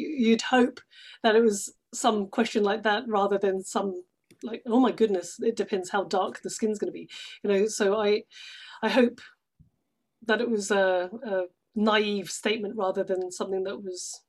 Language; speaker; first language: English; native; English